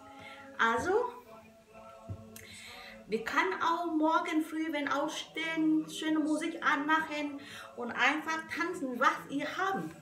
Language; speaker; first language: German; non-native, learner; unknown